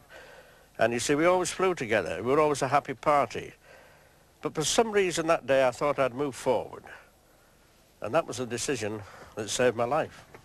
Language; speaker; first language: English; native; English